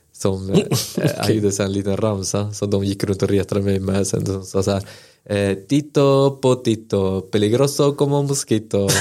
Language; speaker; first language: Swedish; early bilingual, other home language; Spanish